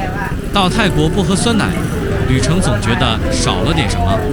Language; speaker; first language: Chinese; native; Chinese